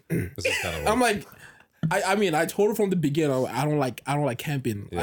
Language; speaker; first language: English; non-native, local second language; Yoruba